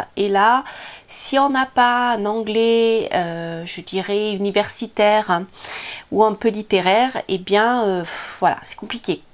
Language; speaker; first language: French; native; French